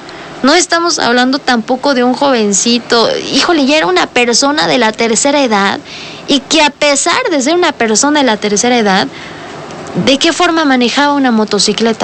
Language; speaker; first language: Spanish; native; Spanish